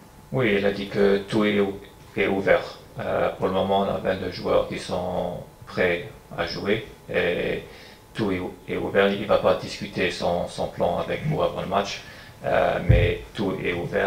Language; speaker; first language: French; non-native, fluent; English